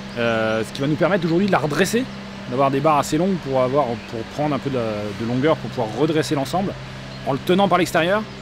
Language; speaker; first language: French; native; French